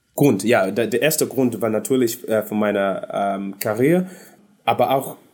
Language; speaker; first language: German; non-native, fluent; English